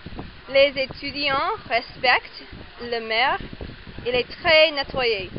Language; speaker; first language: French; non-native, learner; English